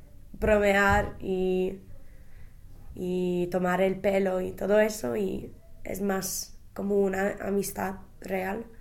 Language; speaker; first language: Spanish; non-native, fluent; English